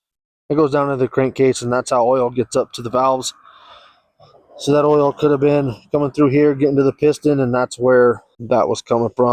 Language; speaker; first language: English; native; English